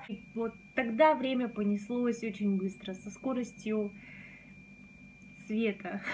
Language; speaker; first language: Russian; native; Russian